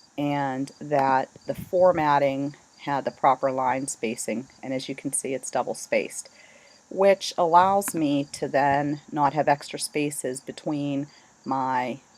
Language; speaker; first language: English; native; English